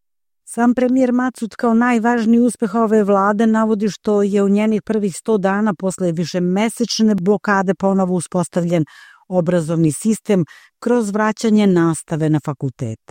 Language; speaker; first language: Croatian; native; Croatian